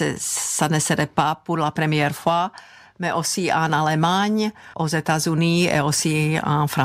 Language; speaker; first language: French; non-native, fluent; Czech